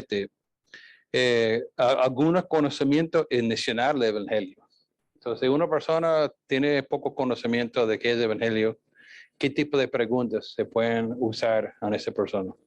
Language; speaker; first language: Spanish; non-native, fluent; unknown